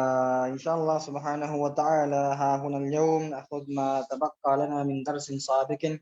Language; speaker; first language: Arabic; non-native, fluent; Filipino